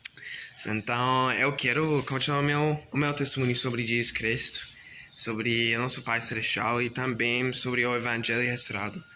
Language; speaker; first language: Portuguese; non-native, learner; English